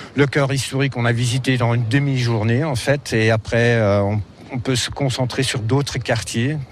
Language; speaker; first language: French; non-native, fluent; German